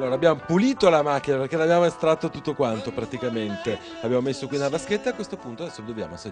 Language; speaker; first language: Italian; native; Italian